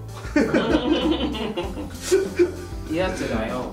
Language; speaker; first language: Japanese; non-native, fluent; English